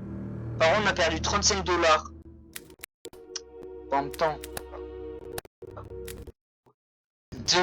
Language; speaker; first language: French; native; French